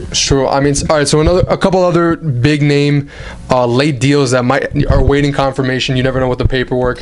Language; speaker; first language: English; native; English